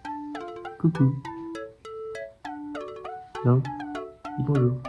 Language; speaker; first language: French; native; French